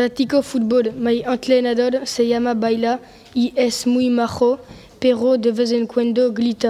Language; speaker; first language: Spanish; non-native, learner; French